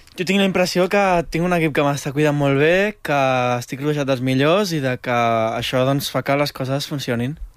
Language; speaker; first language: Catalan; native; Catalan